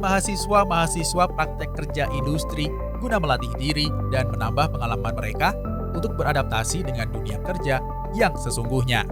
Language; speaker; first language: Indonesian; native; Indonesian